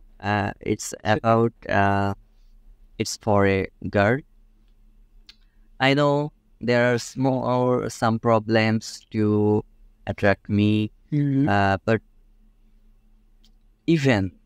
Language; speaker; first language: English; non-native, local second language; Bangla